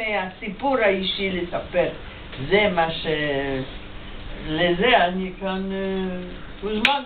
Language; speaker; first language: Hebrew; non-native, fluent; Yiddish